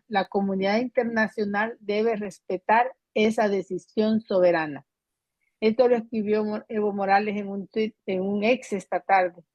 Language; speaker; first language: Spanish; native; Spanish